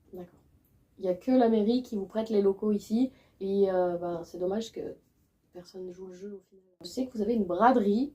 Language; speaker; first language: French; native; French